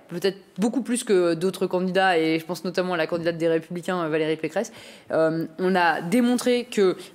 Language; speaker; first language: French; native; French